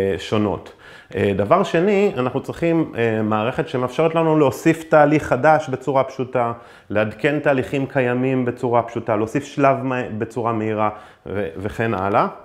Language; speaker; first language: Hebrew; native; Hebrew